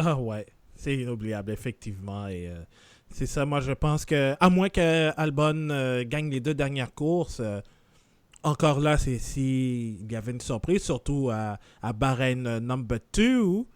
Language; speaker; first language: French; native; French